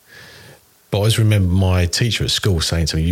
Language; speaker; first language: English; native; English